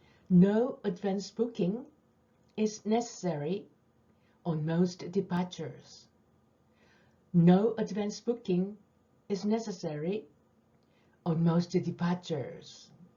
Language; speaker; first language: English; non-native, fluent; Korean